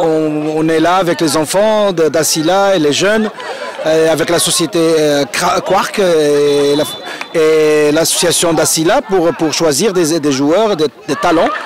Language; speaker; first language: French; non-native, local second language; Arabic